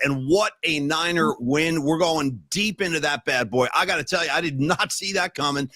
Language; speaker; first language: English; native; English